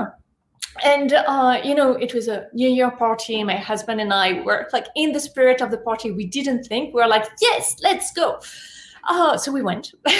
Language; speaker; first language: English; non-native, fluent; French